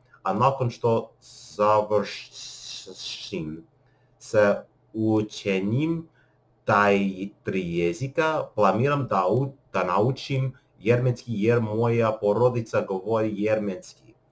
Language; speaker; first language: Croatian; non-native, learner; English